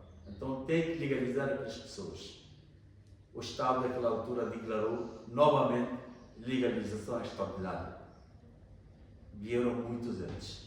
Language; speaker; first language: Portuguese; non-native, learner; Bangla